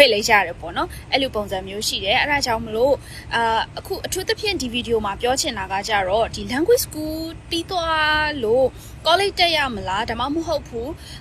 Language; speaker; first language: Burmese; native; Burmese